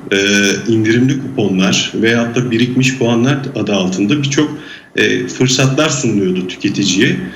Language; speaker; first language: Turkish; native; Turkish